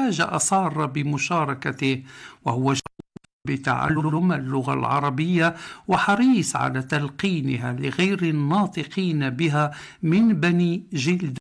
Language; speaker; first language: Arabic; native; Arabic